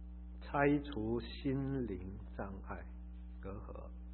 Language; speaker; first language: Chinese; native; Chinese